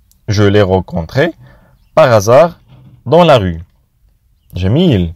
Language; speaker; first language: French; non-native, fluent; Arabic